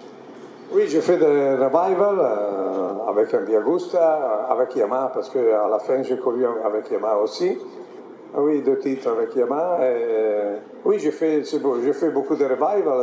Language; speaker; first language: French; non-native, fluent; Italian